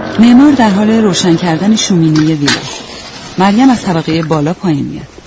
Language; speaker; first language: Persian; native; Persian